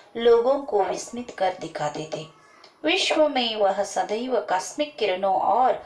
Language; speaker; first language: Hindi; non-native, local second language; Kannada